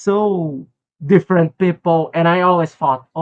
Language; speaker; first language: English; non-native, fluent; Portuguese